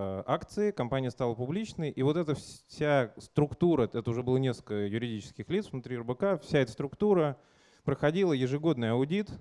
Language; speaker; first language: Russian; native; Russian